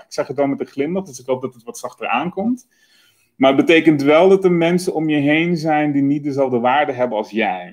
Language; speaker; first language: Dutch; native; Dutch